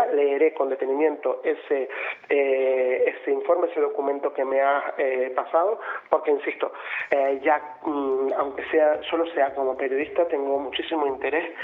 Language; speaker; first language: Spanish; native; Spanish